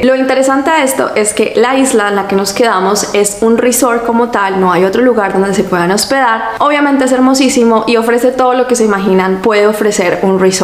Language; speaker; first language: Spanish; native; Spanish